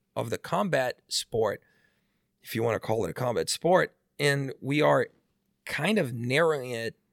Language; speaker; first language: English; non-native, fluent; Portuguese